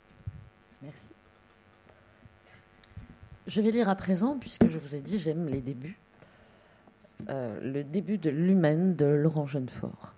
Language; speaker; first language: French; native; French